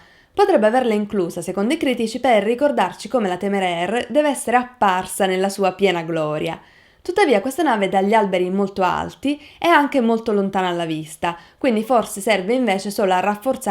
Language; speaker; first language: Italian; native; Italian